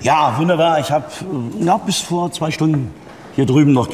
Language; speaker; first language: German; native; German